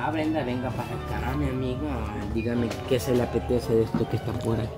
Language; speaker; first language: Spanish; native; Spanish